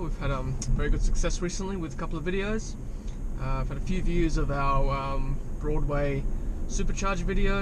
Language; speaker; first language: English; native; English